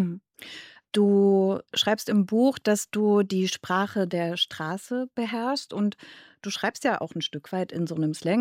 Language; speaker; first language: German; native; German